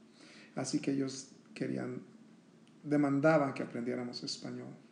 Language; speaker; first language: Spanish; early bilingual, heritage; Spanish